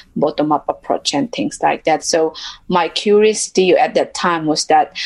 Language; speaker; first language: English; non-native, local second language; Mizo